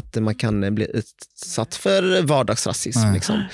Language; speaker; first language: Swedish; early bilingual, other home language; Vietnamese